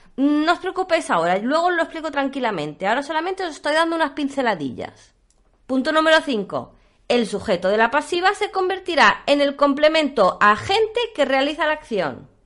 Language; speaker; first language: Spanish; native; Spanish